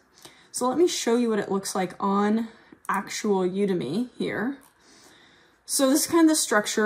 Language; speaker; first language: English; native; English